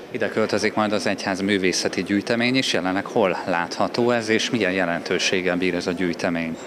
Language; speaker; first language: Hungarian; native; Hungarian